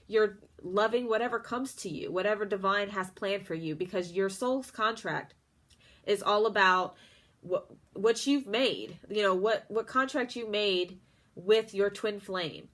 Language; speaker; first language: English; native; English